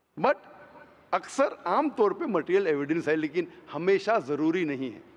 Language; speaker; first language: Hindi; non-native, local second language; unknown